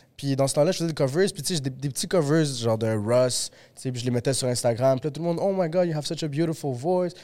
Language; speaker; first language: French; early bilingual, other home language; Spanish